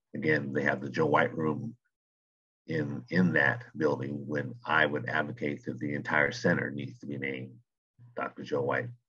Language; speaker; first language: English; native; English